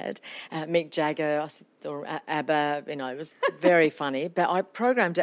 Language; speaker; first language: English; non-native, fluent; Finnish